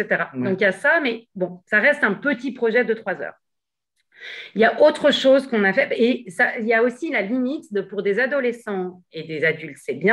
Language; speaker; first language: French; native; French